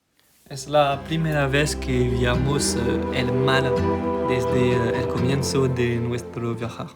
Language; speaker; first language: Spanish; non-native, learner; French